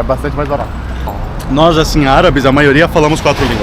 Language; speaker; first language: Portuguese; early bilingual, heritage; Arabic